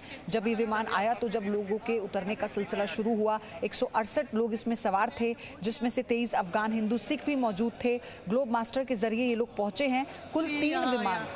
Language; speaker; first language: Hindi; native; Hindi